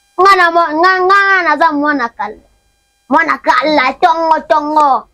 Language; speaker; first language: Lingala; non-native, local second language; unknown